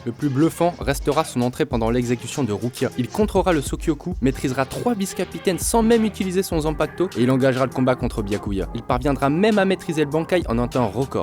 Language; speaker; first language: French; native; French